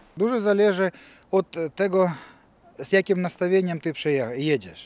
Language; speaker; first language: Polish; early bilingual, heritage; Ukrainian